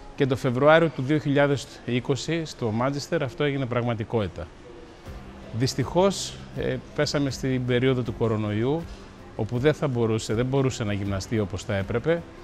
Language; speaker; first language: Greek; native; Greek